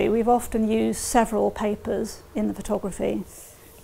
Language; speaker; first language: English; native; English